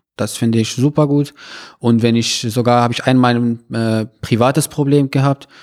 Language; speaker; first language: German; non-native, fluent; Arabic